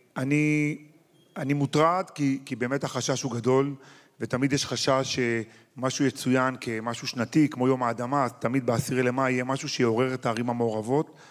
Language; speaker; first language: Hebrew; native; Hebrew